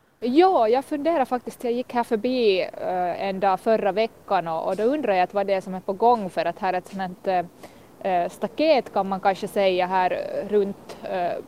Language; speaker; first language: Swedish; native; Swedish